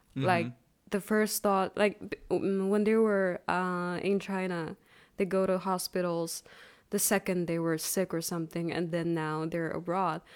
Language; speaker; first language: English; non-native, fluent; Chinese